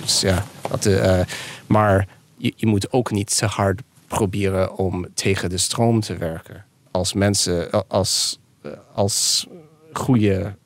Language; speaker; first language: Dutch; non-native, fluent; English